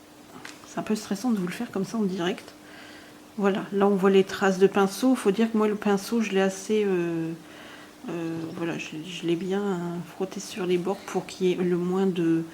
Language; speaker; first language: French; native; French